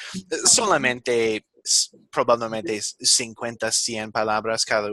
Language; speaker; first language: Spanish; non-native, fluent; English